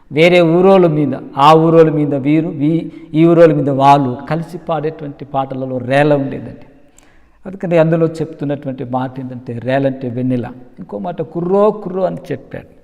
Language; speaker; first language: Telugu; non-native, local second language; Koya